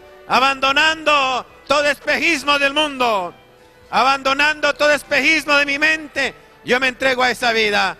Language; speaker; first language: Spanish; native; Spanish